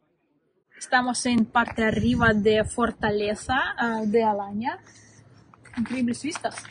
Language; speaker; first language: Spanish; non-native, learner; Russian